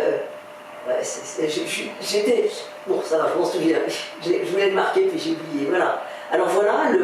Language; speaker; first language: French; native; French